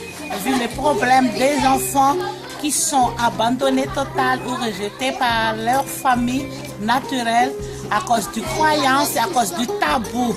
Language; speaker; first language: French; non-native, local second language; Malagasy